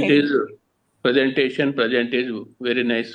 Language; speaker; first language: English; non-native, learner; Telugu